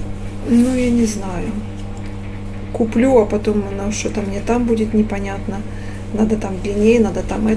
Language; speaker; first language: Russian; native; Russian